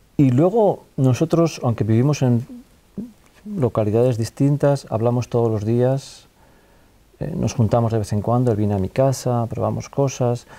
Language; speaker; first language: Spanish; native; Spanish